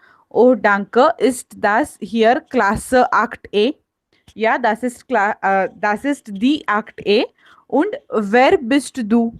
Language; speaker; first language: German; non-native, fluent; Hindi